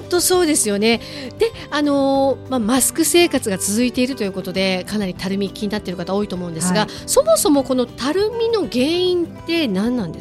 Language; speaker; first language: Japanese; native; Japanese